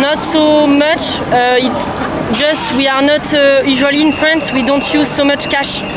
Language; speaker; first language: English; non-native, fluent; French